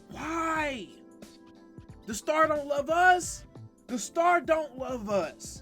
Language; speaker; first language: English; native; English